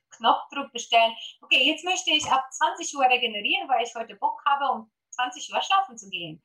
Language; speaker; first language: German; non-native, fluent; Polish